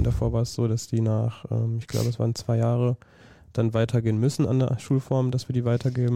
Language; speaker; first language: German; native; German